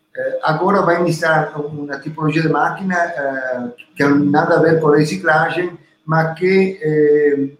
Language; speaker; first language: Portuguese; non-native, learner; Italian